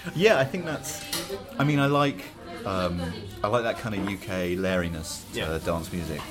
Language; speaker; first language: English; native; English